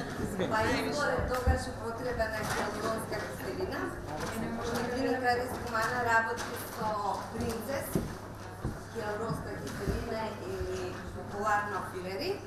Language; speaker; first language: Macedonian; native; Macedonian